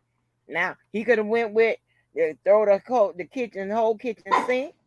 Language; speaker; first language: English; native; English